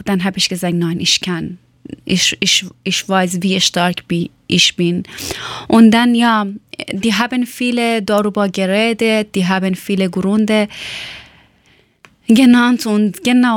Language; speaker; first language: German; non-native, learner; Persian